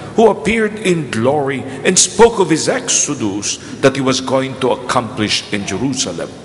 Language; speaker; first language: English; non-native, local second language; Filipino